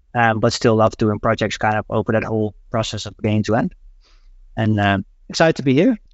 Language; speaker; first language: English; non-native, fluent; Dutch